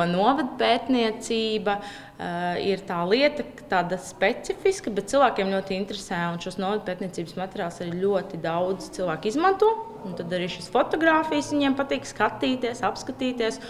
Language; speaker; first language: Latvian; native; Latvian